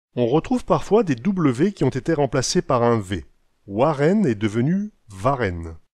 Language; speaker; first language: French; native; French